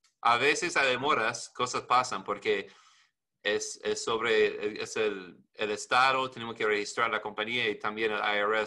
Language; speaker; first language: Spanish; non-native, learner; English